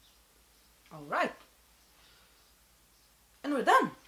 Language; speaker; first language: English; non-native, fluent; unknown